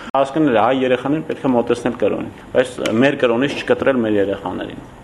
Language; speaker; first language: Armenian; non-native, local second language; Kurdish